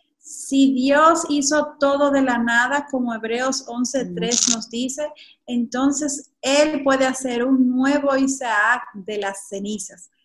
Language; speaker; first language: Spanish; native; Spanish